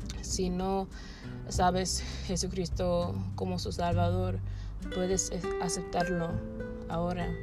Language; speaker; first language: Spanish; non-native, learner; English